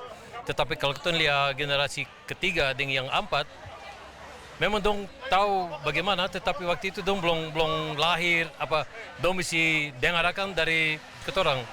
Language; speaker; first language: Indonesian; early bilingual, heritage; Indonesian